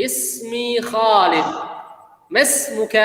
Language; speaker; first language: Arabic; non-native, fluent; Indonesian